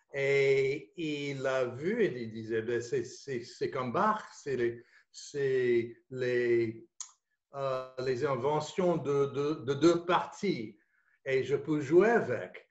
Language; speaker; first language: French; non-native, fluent; English